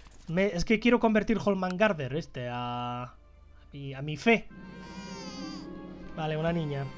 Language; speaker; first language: Spanish; native; Spanish